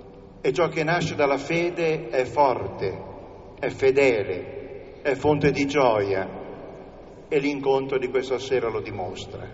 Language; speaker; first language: Italian; native; Italian